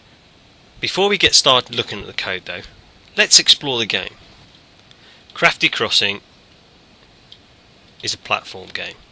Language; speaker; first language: English; native; English